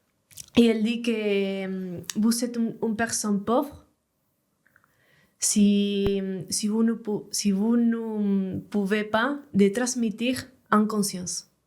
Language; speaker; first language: French; non-native, learner; Spanish